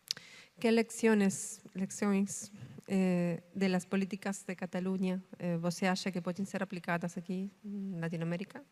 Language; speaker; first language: Portuguese; non-native, learner; Spanish